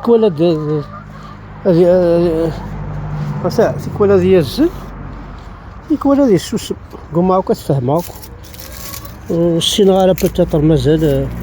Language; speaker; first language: Arabic; native; Arabic